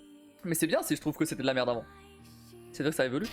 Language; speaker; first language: French; native; French